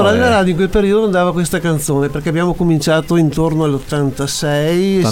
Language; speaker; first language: Italian; native; Italian